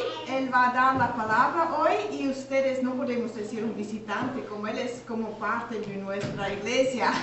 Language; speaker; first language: Spanish; non-native, learner; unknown